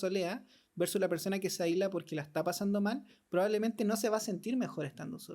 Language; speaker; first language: Spanish; native; Spanish